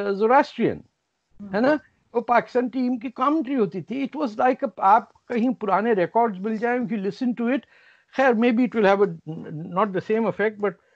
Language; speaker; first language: Urdu; native; Urdu